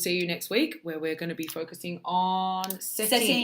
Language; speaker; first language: English; native; English